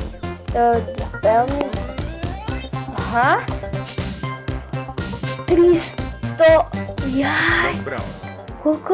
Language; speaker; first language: Slovak; non-native, learner; Ukrainian